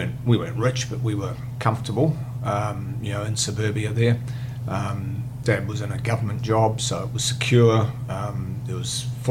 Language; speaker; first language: English; native; English